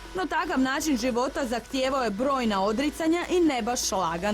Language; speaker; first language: Croatian; native; Croatian